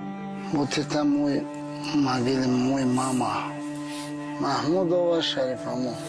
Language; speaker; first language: Russian; non-native, learner; Tajik